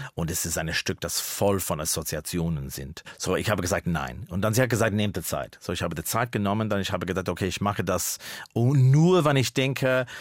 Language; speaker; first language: German; non-native, fluent; English